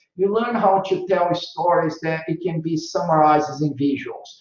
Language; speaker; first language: English; non-native, fluent; Portuguese